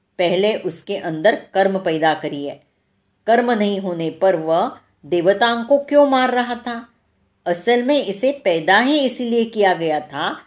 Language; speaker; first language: Hindi; non-native, local second language; Marathi